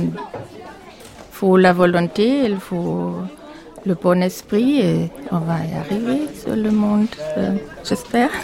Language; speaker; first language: French; non-native, fluent; German